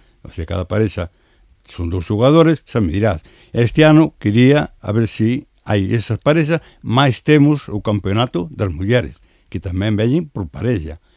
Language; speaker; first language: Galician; native; Galician